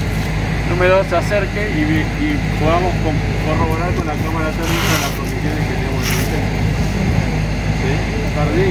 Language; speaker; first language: Spanish; native; Spanish